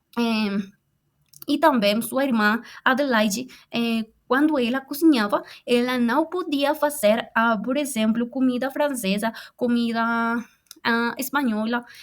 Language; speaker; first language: Portuguese; non-native, fluent; Spanish